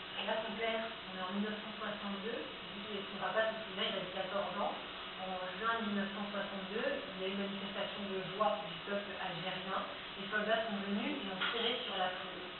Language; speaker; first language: French; native; French